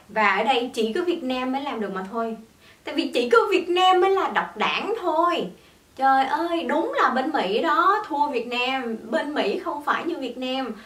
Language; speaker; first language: Vietnamese; early bilingual, heritage; Vietnamese